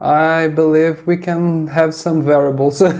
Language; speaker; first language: English; non-native, fluent; Portuguese